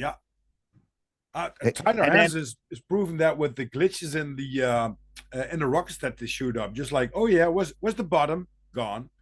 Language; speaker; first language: English; non-native, fluent; Dutch